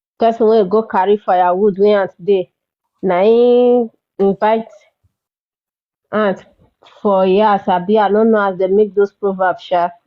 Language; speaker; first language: Nigerian Pidgin; non-native, local second language; Bini